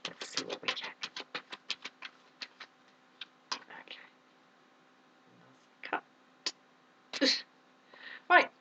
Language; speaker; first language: English; native; English